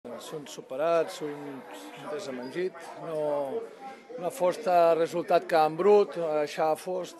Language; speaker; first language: Romanian; non-native, learner; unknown